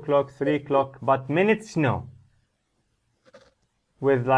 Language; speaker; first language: English; non-native, fluent; Arabic